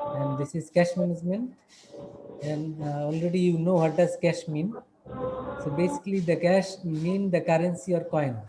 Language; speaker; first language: English; non-native, local second language; Bangla